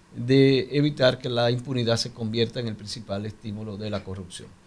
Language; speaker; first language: Spanish; native; Spanish